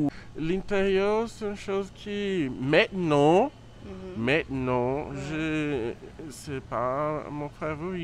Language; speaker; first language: French; non-native, learner; Portuguese